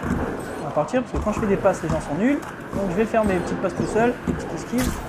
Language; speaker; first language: French; native; French